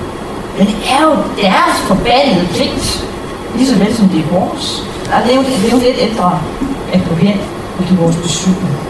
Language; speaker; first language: Danish; native; Danish